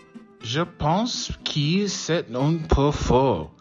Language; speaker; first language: French; non-native, learner; English